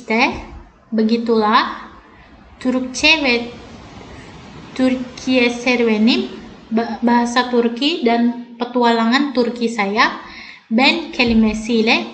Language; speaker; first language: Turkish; non-native, fluent; Indonesian